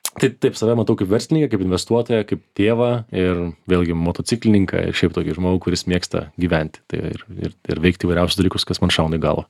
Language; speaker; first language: Lithuanian; native; Lithuanian